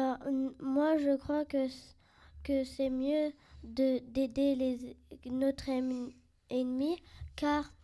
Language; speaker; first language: French; early bilingual, other home language; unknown